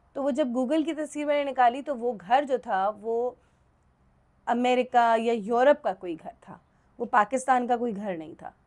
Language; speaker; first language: Urdu; native; Urdu